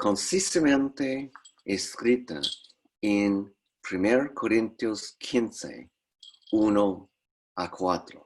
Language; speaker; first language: Spanish; non-native, fluent; English